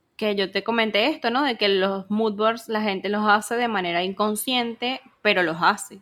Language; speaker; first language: Spanish; native; Spanish